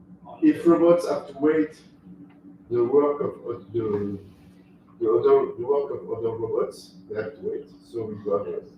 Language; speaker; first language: English; non-native, fluent; French